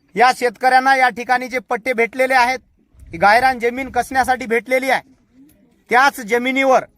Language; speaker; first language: Marathi; non-native, local second language; Lambadi